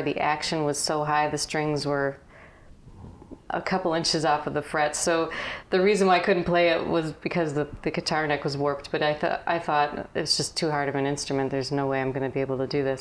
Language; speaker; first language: English; native; English